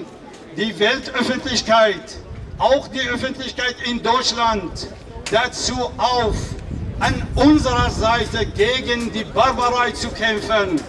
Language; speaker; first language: German; non-native, fluent; Kurdish